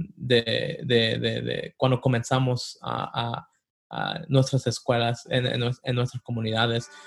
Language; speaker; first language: Spanish; early bilingual, heritage; Spanish